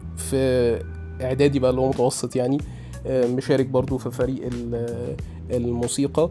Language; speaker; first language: Egyptian Arabic; early bilingual, heritage; Arabic